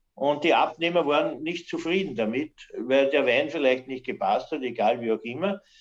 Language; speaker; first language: German; native; German